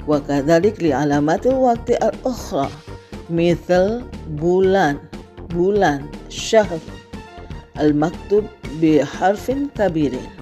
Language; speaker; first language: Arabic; non-native, fluent; Indonesian